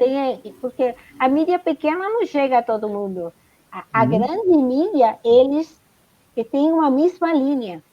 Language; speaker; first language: Portuguese; non-native, fluent; Spanish